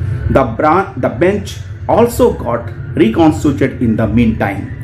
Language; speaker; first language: English; non-native, local second language; Hindi